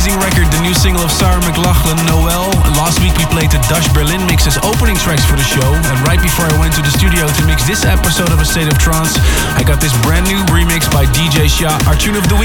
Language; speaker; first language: English; non-native, fluent; Dutch